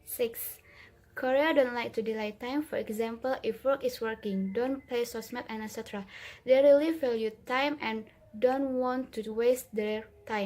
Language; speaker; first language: English; non-native, learner; Indonesian